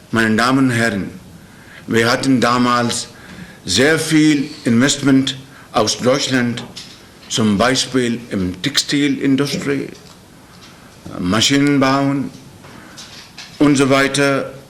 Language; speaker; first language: German; non-native, learner; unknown